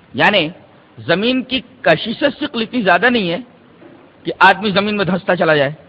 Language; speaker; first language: Urdu; native; Urdu